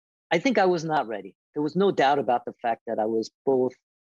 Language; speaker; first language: English; native; English